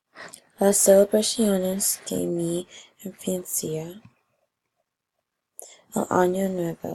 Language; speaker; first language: Spanish; non-native, learner; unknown